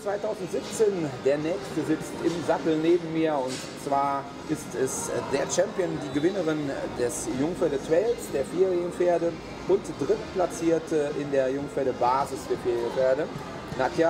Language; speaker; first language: German; native; German